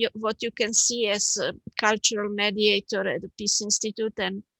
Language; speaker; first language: English; non-native, fluent; Slovenian